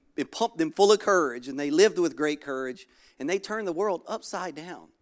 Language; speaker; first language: English; native; English